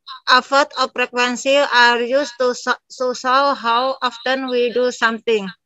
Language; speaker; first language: English; non-native, learner; Indonesian